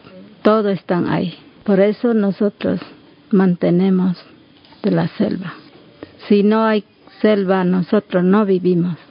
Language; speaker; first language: Spanish; non-native, local second language; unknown